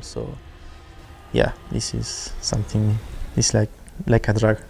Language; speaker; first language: English; non-native, fluent; Spanish